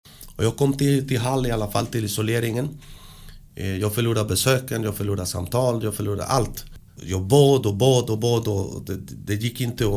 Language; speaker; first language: Swedish; early bilingual, other home language; Spanish